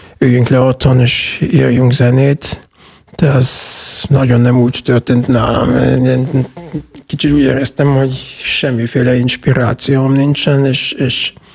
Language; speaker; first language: Hungarian; non-native, fluent; German